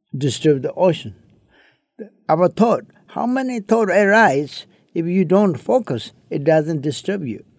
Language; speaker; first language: English; early bilingual, other home language; Chinese